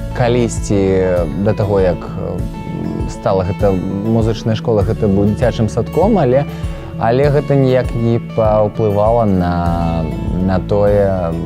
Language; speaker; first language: Belarusian; native; Belarusian